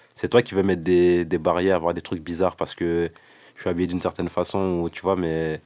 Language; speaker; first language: French; early bilingual, other home language; Lingala